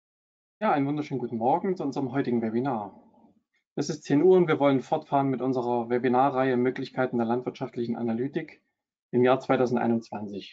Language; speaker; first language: German; native; German